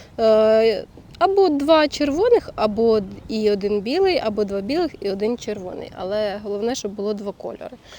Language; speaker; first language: Ukrainian; native; Ukrainian